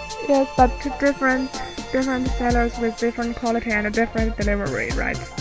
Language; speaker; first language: English; non-native, learner; Chinese